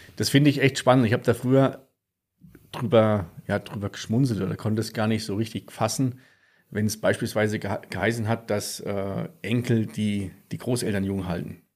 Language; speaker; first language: German; native; German